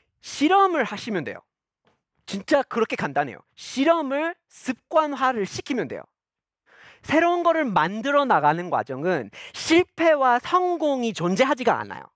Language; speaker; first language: Korean; non-native, fluent; English